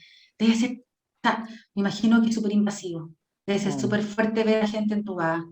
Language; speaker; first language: Spanish; native; Spanish